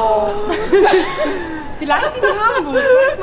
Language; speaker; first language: German; non-native, fluent; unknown